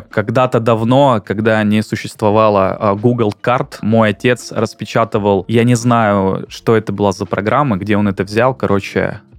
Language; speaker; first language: Russian; native; Russian